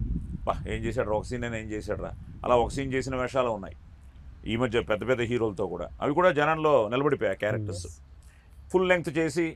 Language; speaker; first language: Telugu; native; Telugu